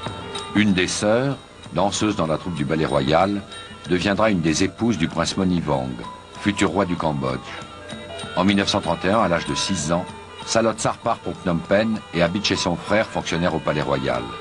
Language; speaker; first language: French; native; French